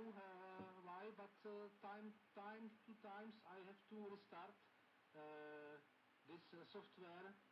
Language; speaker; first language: English; non-native, learner; Czech